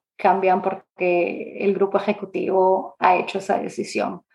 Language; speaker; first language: Spanish; native; Spanish